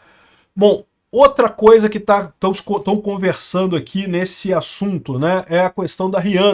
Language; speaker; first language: Portuguese; native; Portuguese